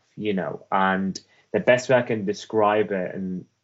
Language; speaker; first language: English; early bilingual, other home language; Persian